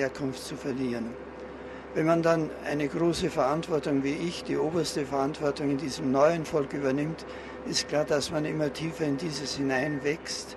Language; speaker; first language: German; native; German